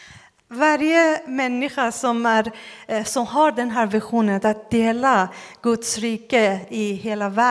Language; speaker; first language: Swedish; non-native, fluent; Persian